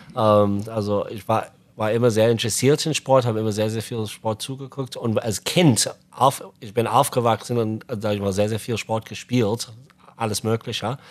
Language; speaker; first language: German; non-native, fluent; English